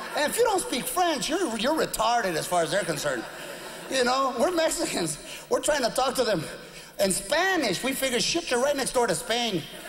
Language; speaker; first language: English; early bilingual, other home language; Spanish